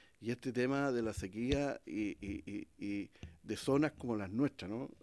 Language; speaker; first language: Spanish; native; Spanish